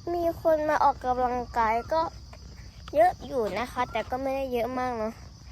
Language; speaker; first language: Thai; native; Thai